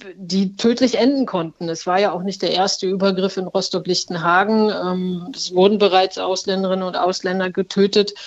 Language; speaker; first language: German; native; German